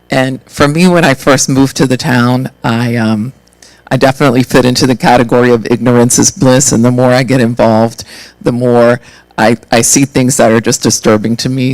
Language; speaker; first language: English; native; English